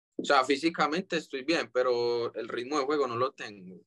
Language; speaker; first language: Spanish; native; Spanish